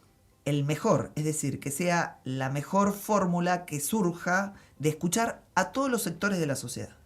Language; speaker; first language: Spanish; native; Spanish